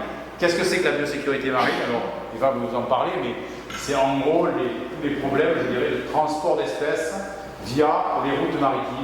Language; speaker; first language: French; native; French